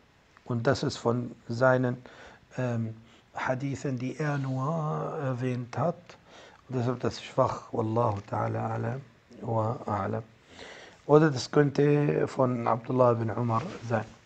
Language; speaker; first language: German; non-native, fluent; Arabic